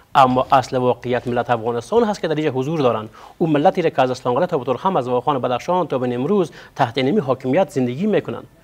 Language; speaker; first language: Persian; non-native, local second language; Pashto